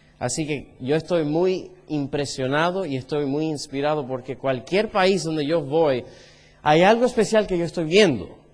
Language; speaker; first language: Spanish; early bilingual, heritage; Spanish